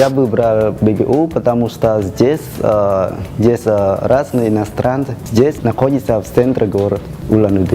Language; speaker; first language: Russian; non-native, learner; Khmer